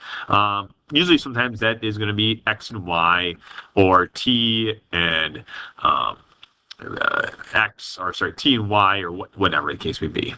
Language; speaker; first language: English; native; English